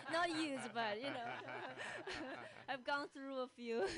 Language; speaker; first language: English; non-native, fluent; Chinese